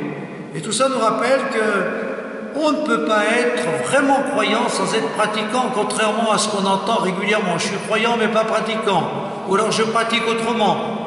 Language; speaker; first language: French; native; French